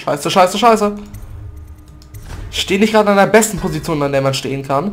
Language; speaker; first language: German; native; German